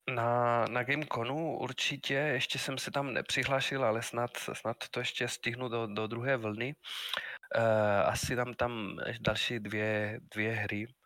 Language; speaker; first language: Czech; non-native, fluent; Spanish